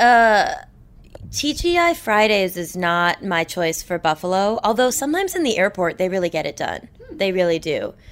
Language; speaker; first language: English; native; English